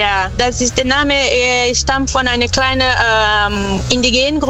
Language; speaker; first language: German; non-native, fluent; Portuguese